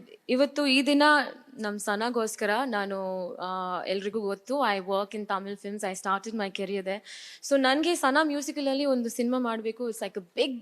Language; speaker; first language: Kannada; non-native, learner; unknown